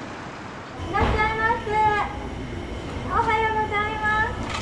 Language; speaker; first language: Japanese; native; Japanese